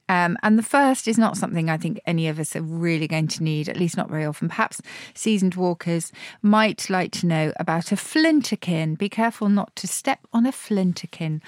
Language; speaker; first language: English; native; English